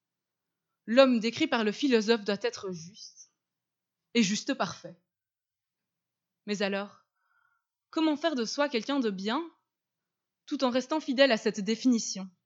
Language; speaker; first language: French; native; French